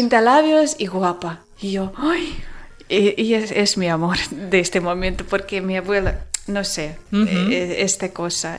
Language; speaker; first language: Spanish; non-native, learner; Ukrainian